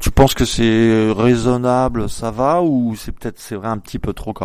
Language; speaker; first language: French; native; French